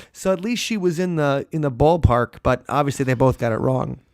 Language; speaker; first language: English; native; English